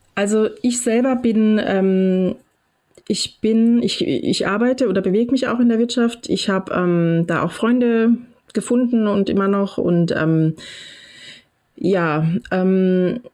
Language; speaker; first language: German; native; German